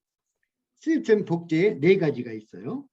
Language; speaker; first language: Korean; native; Korean